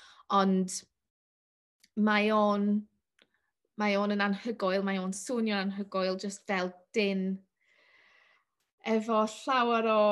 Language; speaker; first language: Welsh; non-native, learner; English